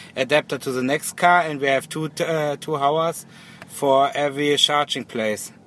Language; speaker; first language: English; non-native, learner; German